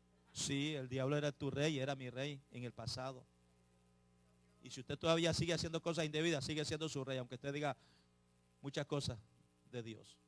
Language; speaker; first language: Spanish; native; Spanish